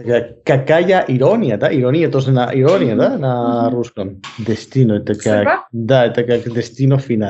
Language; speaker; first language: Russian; non-native, learner; Spanish